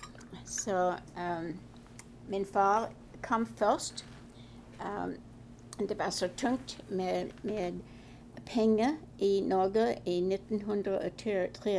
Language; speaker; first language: Norwegian; early bilingual, heritage; Norwegian